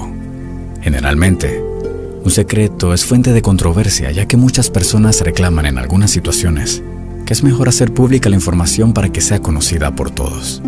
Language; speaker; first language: Spanish; native; Spanish